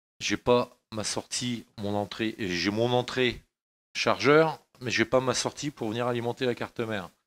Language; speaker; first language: French; native; French